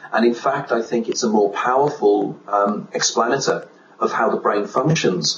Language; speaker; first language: English; native; English